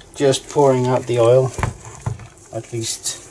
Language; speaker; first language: English; non-native, fluent; Danish